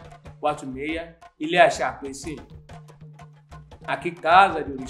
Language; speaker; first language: Portuguese; non-native, learner; Yoruba